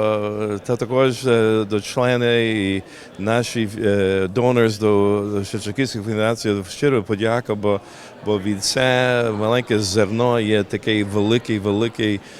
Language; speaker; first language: Ukrainian; early bilingual, heritage; Ukrainian